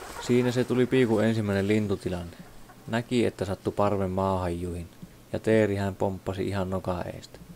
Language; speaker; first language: Finnish; native; Finnish